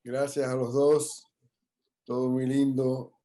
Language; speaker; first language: Spanish; non-native, fluent; English